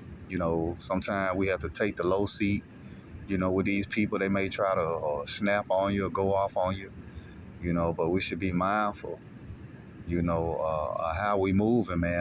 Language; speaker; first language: English; native; English